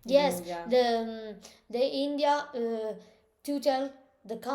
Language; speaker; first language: English; non-native, learner; Italian